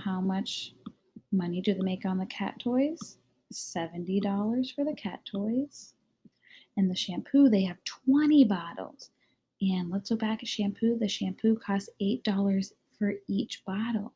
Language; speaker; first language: English; native; English